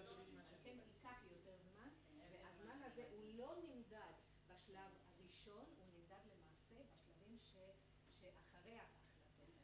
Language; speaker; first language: Hebrew; native; Hebrew